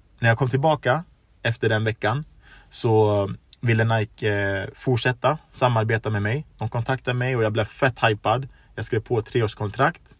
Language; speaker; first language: Swedish; early bilingual, other home language; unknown